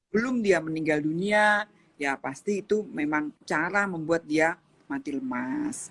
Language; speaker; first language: Indonesian; native; Indonesian